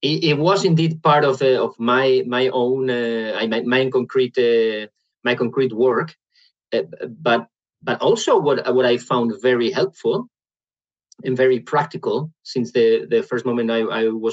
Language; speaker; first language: English; non-native, fluent; Spanish